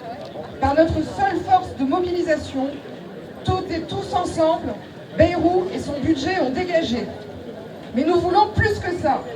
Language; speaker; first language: French; native; French